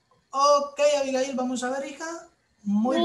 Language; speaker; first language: Spanish; native; Spanish